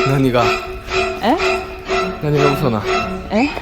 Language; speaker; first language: Japanese; non-native, fluent; Korean